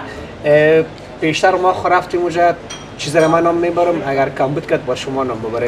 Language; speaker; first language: Persian; native; Persian